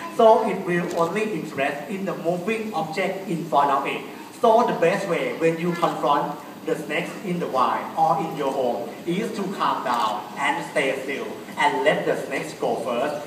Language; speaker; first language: English; non-native, fluent; Thai